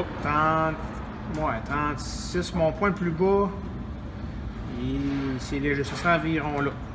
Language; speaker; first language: French; native; French